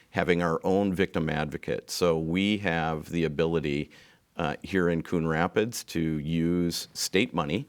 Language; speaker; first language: English; native; English